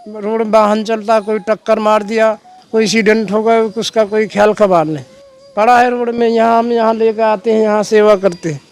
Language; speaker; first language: Hindi; native; Hindi